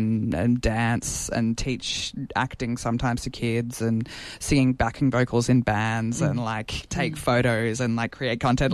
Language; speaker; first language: English; native; English